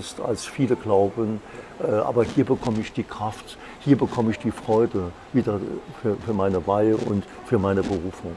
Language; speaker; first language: German; native; German